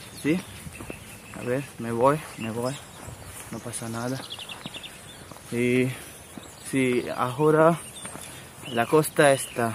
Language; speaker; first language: Spanish; non-native, learner; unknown